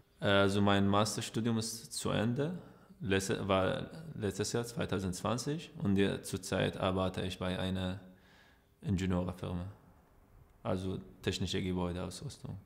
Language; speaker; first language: German; non-native, fluent; Arabic